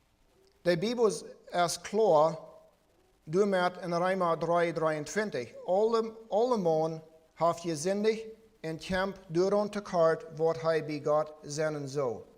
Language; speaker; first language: German; non-native, learner; Plautdietsch